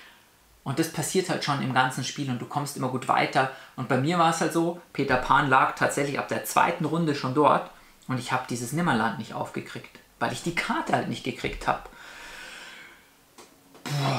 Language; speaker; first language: German; native; German